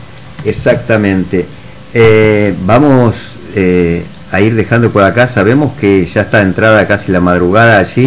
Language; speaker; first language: Spanish; native; Spanish